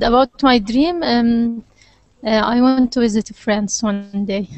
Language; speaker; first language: English; non-native, learner; Arabic